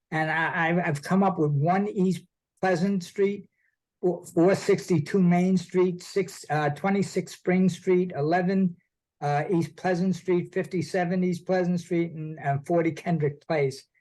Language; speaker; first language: English; native; English